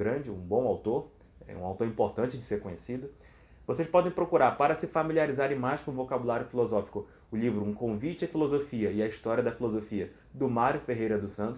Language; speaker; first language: Portuguese; native; Portuguese